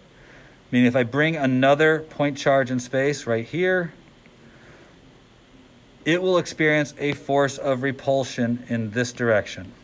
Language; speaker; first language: English; native; English